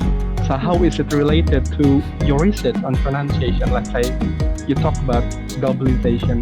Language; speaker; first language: English; non-native, fluent; Indonesian